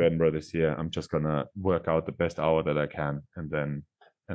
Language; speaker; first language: English; non-native, fluent; German